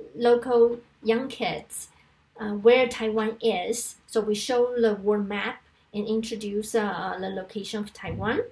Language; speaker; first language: English; non-native, fluent; Chinese